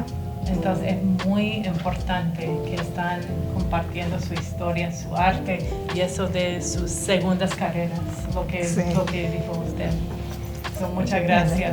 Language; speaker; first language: Spanish; non-native, fluent; English